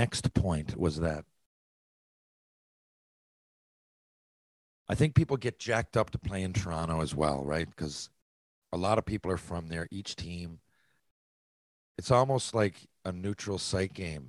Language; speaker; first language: English; native; English